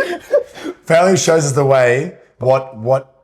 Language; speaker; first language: English; native; English